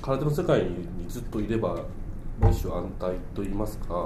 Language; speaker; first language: Japanese; native; Japanese